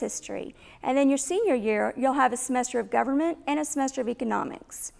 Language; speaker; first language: English; native; English